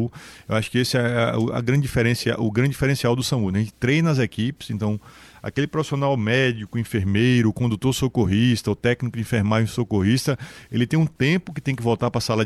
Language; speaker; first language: Portuguese; native; Portuguese